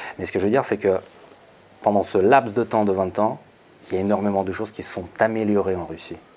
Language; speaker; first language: French; non-native, fluent; Russian